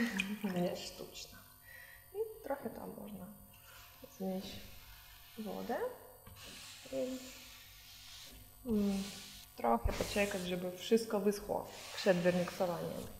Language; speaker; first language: Polish; non-native, learner; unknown